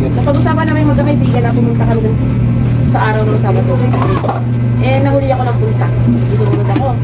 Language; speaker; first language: Filipino; non-native, local second language; Waray